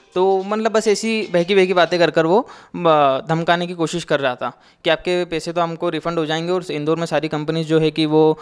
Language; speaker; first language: Hindi; native; Hindi